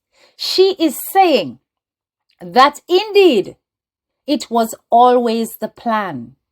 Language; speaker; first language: English; native; English